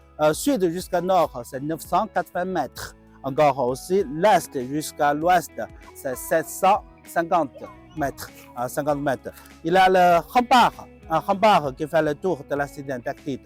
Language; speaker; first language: French; non-native, learner; Chinese